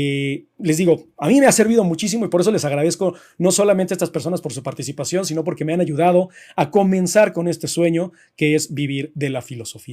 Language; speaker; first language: Spanish; native; Spanish